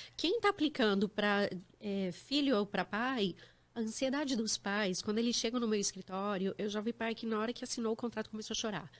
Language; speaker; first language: Portuguese; native; Portuguese